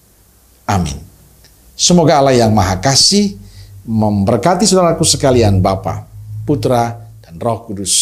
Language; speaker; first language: Indonesian; native; Indonesian